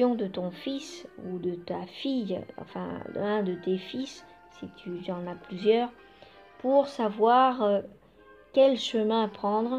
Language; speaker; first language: French; non-native, fluent; Spanish